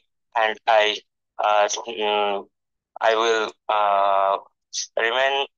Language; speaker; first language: English; non-native, learner; Bangla